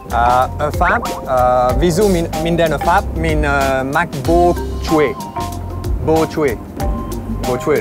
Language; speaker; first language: Vietnamese; non-native, learner; French